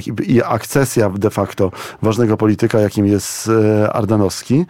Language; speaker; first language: Polish; native; Polish